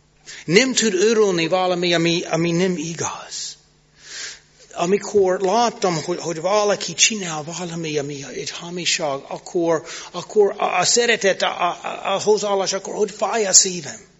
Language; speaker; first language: Hungarian; non-native, learner; English